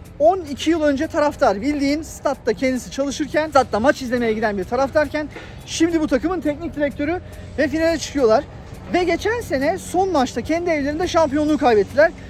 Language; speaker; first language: Turkish; native; Turkish